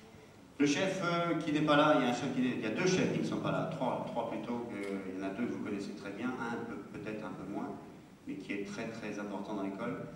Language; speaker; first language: French; native; French